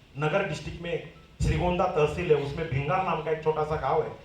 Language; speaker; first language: Hindi; non-native, local second language; Marathi